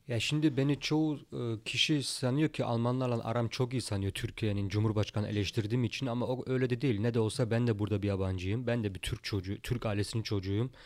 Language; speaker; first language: Turkish; early bilingual, heritage; Turkish